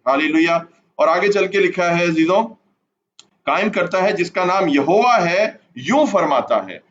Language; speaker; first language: Urdu; non-native, local second language; Punjabi